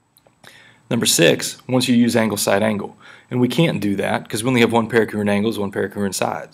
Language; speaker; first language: English; native; English